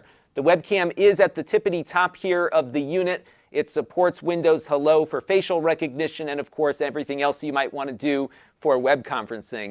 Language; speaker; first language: English; native; English